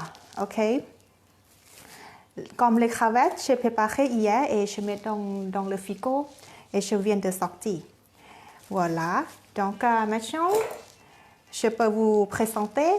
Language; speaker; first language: French; non-native, fluent; Thai